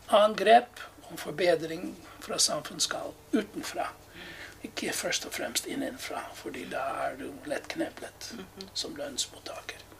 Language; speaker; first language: Norwegian; non-native, fluent; English